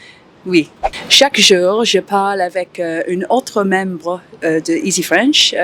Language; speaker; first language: French; non-native, learner; English